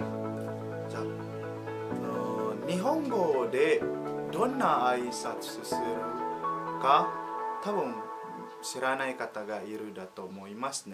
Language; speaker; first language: Japanese; non-native, learner; Indonesian